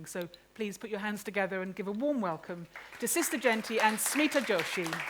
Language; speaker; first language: English; native; English